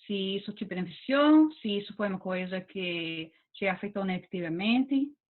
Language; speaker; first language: Portuguese; non-native, fluent; English